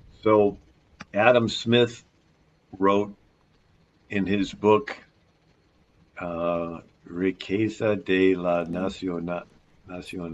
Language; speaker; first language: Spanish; non-native, learner; English